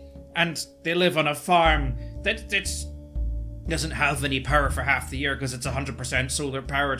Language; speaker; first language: English; native; English